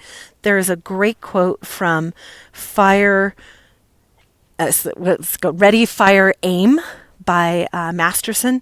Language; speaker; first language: English; native; English